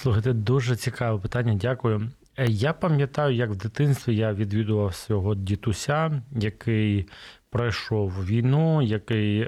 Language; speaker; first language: Ukrainian; non-native, local second language; Russian